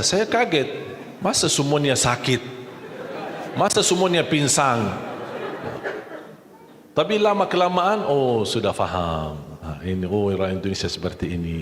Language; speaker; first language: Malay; non-native, fluent; Arabic